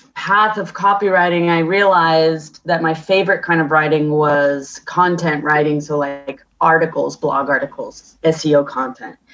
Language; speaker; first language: English; native; English